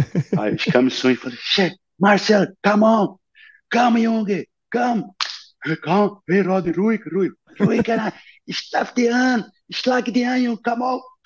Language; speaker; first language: German; non-native, learner; Portuguese